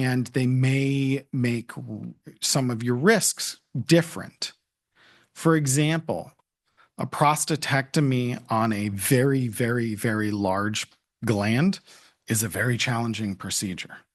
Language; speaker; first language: English; native; English